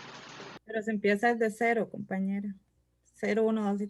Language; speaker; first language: Spanish; native; Spanish